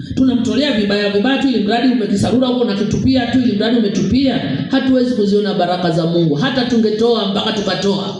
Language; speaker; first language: Swahili; native; Swahili